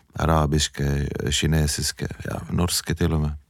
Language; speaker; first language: Norwegian; early bilingual, other home language; Bosnian